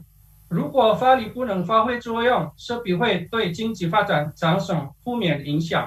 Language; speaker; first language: Chinese; non-native, learner; Indonesian